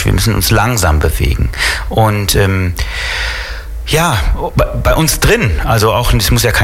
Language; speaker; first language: German; native; German